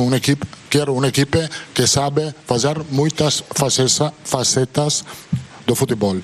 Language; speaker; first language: Portuguese; non-native, fluent; Italian